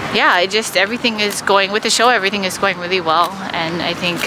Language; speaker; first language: English; native; English